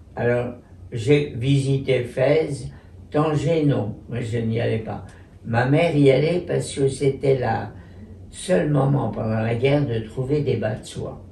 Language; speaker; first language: French; native; French